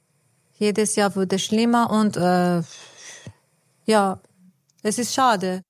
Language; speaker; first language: German; non-native, fluent; Persian